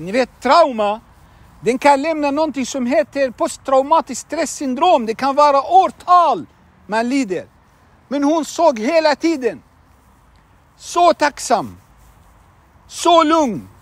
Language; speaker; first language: Swedish; non-native, fluent; Arabic